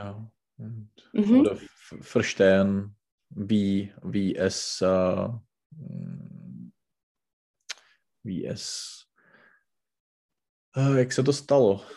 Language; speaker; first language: German; non-native, learner; Czech